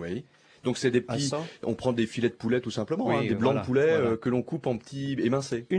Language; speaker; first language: French; native; French